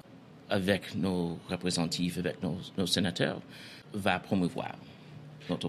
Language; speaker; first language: French; non-native, fluent; English